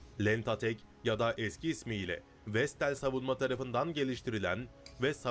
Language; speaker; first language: Turkish; native; Turkish